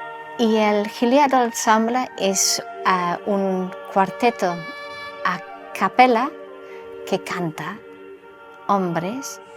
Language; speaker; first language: Spanish; non-native, local second language; English